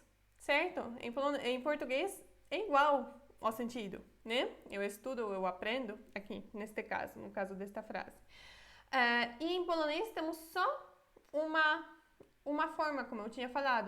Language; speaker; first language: Portuguese; non-native, fluent; Polish